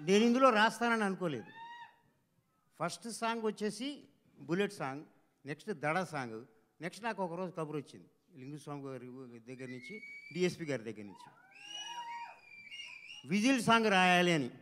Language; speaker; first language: Telugu; native; Telugu